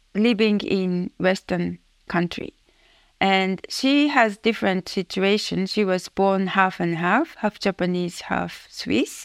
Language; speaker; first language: English; non-native, fluent; Japanese